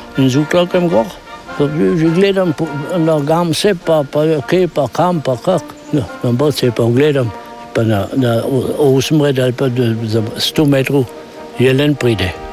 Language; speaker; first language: Slovenian; native; Slovenian